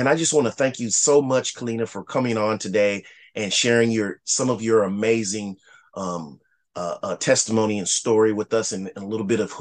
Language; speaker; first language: English; native; English